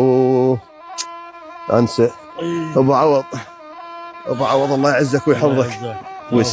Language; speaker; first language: Arabic; native; Arabic